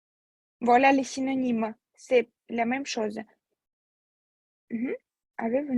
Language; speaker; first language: French; non-native, fluent; Russian